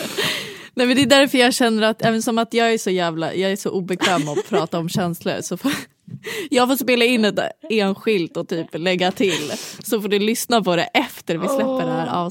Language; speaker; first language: Swedish; native; Swedish